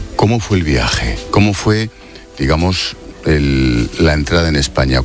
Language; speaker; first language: Spanish; native; Spanish